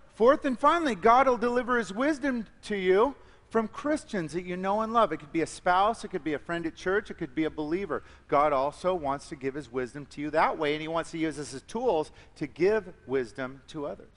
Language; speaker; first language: English; native; English